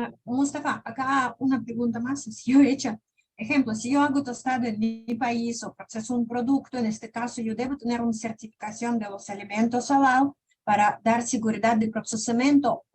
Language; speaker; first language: Spanish; non-native, fluent; Russian